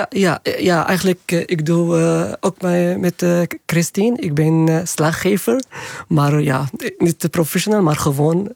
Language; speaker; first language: Dutch; non-native, learner; Arabic